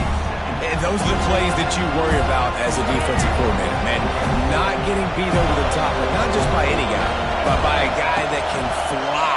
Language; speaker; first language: English; native; English